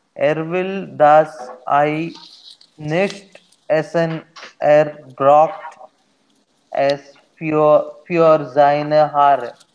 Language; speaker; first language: German; non-native, learner; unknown